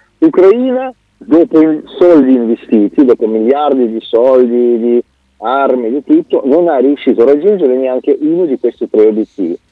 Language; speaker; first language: Italian; non-native, fluent; Russian